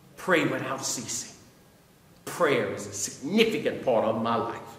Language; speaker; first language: English; native; English